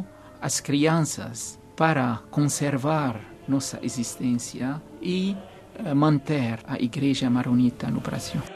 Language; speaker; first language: Portuguese; non-native, fluent; Arabic